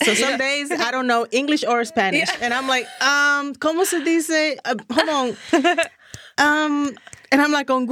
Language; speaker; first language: English; non-native, fluent; Spanish